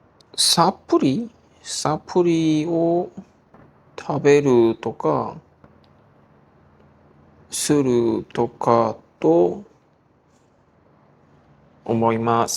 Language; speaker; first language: Japanese; non-native, learner; Korean